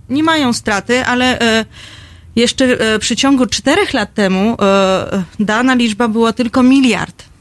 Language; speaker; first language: Polish; non-native, fluent; Russian